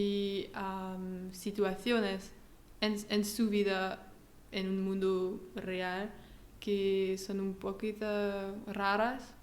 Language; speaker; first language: Spanish; non-native, learner; French